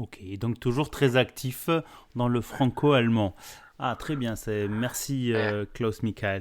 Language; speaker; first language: French; native; French